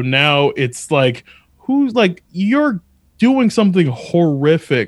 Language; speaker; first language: English; native; English